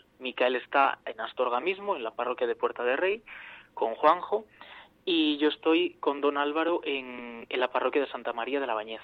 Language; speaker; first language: Spanish; native; Spanish